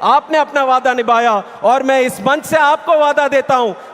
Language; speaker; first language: Hindi; non-native, local second language; Telugu